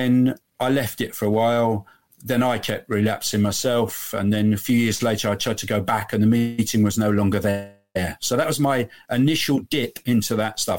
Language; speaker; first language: English; native; English